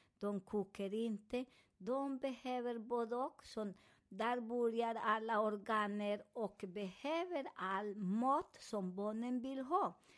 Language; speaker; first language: Swedish; non-native, fluent; Spanish